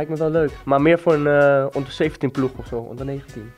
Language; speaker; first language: Dutch; non-native, fluent; Danish